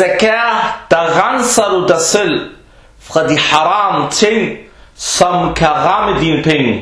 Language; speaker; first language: Danish; early bilingual, other home language; Arabic